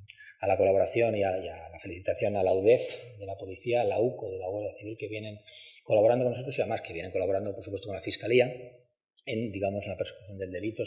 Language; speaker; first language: Spanish; native; Spanish